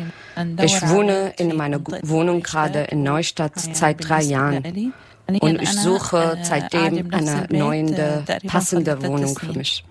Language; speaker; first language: German; non-native, learner; Arabic